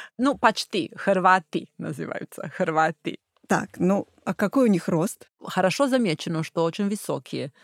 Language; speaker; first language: Russian; non-native, fluent; Croatian